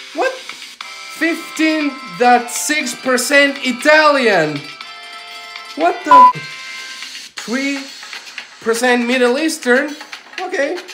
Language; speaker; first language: English; non-native, fluent; Armenian